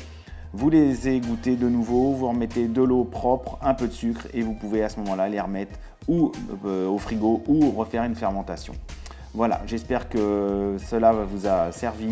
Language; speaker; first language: French; native; French